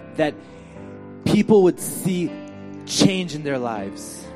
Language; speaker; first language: English; native; English